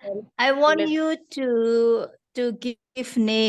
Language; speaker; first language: English; non-native, fluent; Indonesian